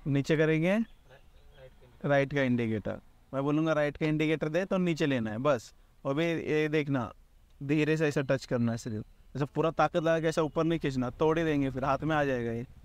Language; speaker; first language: Hindi; non-native, local second language; Marathi